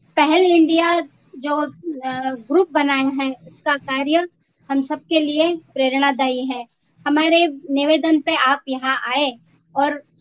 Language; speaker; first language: Hindi; non-native, local second language; Marathi